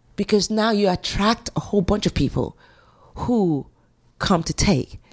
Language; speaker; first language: English; native; English